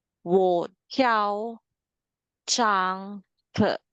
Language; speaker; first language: Chinese; non-native, learner; Filipino